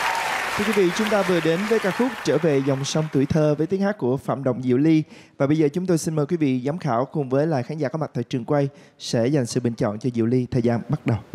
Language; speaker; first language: Vietnamese; native; Vietnamese